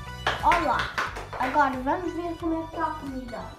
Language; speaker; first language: Portuguese; early bilingual, other home language; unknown